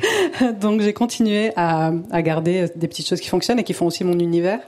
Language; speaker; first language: French; early bilingual, other home language; Italian